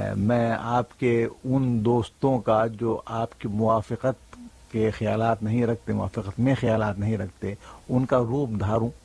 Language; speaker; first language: Urdu; native; Urdu